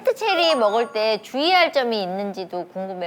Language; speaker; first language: Korean; native; Korean